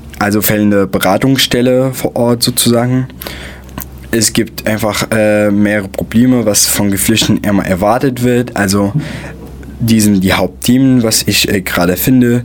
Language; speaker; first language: German; non-native, fluent; Arabic